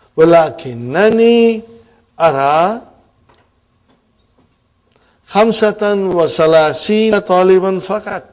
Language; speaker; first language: Arabic; non-native, fluent; Urdu